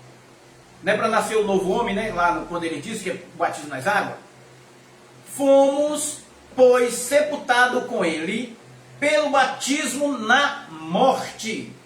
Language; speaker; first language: Portuguese; native; Portuguese